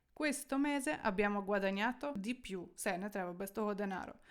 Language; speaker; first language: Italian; non-native, fluent; Ukrainian